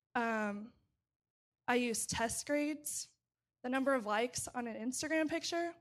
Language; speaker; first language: English; native; English